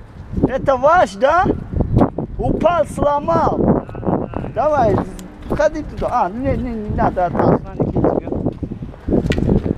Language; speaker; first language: Russian; non-native, learner; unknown